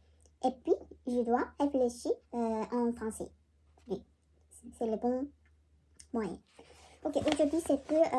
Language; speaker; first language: French; non-native, learner; Korean